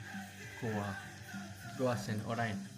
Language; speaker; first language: Basque; non-native, learner; English